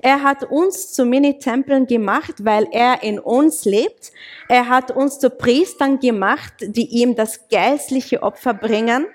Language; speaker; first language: German; non-native, fluent; English